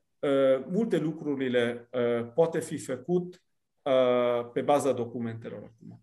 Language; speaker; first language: Romanian; non-native, fluent; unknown